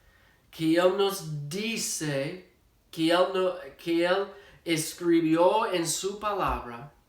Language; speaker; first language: Spanish; non-native, fluent; English